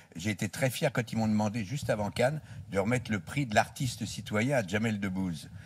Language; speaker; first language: French; native; French